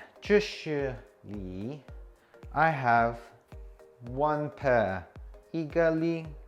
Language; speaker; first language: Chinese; non-native, learner; English